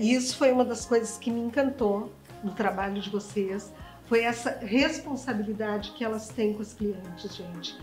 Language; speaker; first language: Portuguese; native; Portuguese